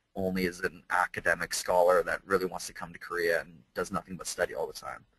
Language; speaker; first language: English; native; English